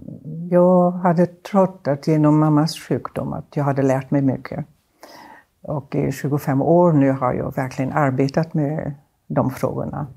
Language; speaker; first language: Swedish; non-native, fluent; German